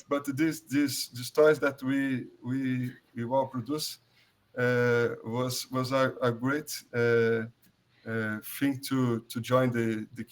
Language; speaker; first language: English; non-native, learner; Portuguese